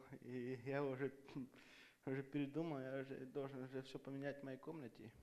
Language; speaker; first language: Russian; early bilingual, heritage; Russian